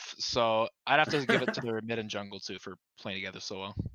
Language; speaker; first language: English; native; English